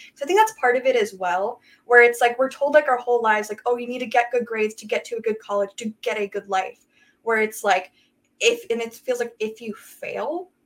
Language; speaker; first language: English; native; English